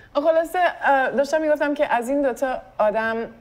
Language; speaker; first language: Persian; early bilingual, other home language; English